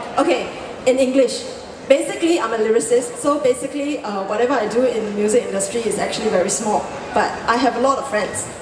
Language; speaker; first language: English; non-native, local second language; Chinese